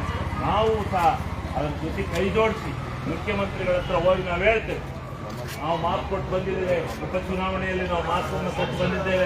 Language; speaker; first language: Kannada; native; Kannada